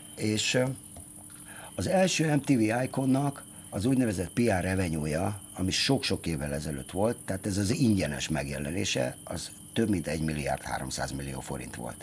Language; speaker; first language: Hungarian; native; Hungarian